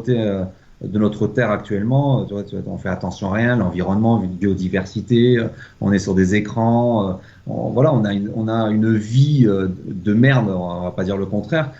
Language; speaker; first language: French; native; French